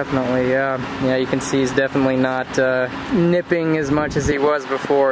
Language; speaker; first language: English; native; English